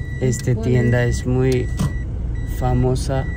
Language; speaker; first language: Spanish; non-native, learner; Urdu